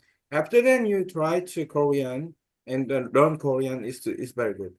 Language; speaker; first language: English; non-native, learner; Korean